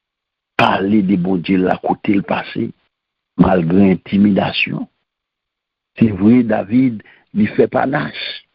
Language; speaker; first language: French; non-native, local second language; Haitian Creole